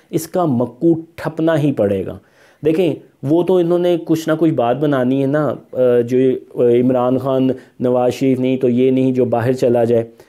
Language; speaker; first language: Urdu; non-native, local second language; Punjabi